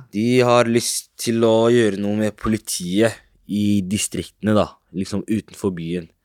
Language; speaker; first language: Norwegian; native; Norwegian